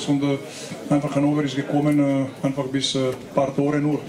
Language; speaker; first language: German; non-native, fluent; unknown